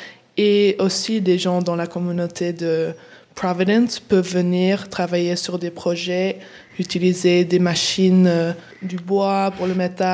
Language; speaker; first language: French; early bilingual, heritage; English